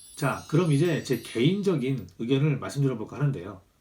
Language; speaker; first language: Korean; native; Korean